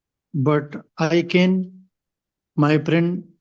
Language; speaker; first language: English; non-native, learner; Hindi